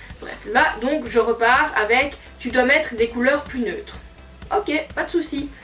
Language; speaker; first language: French; native; French